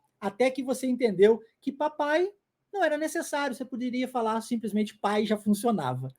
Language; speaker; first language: Portuguese; non-native, fluent; English